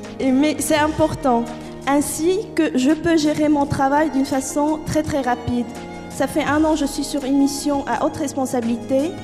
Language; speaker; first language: French; non-native, fluent; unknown